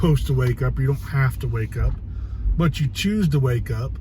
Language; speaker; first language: English; native; English